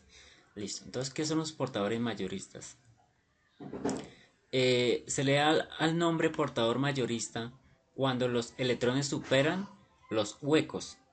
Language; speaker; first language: Spanish; native; Spanish